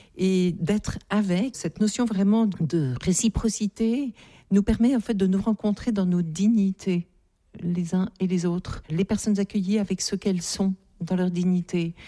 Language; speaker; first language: French; native; French